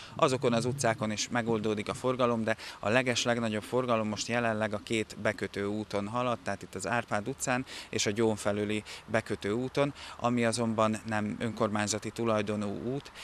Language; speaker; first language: Hungarian; native; Hungarian